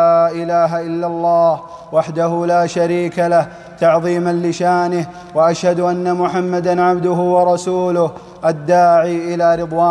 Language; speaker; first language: Arabic; native; Arabic